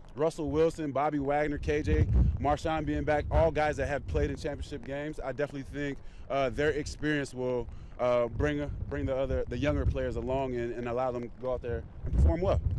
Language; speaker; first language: English; native; English